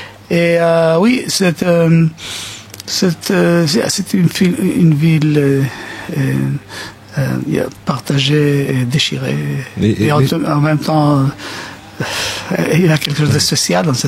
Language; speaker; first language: French; non-native, fluent; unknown